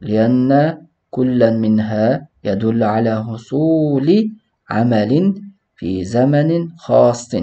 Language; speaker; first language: Arabic; non-native, fluent; Kyrgyz